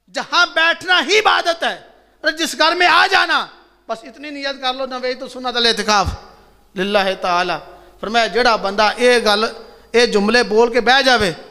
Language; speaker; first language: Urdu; non-native, local second language; Punjabi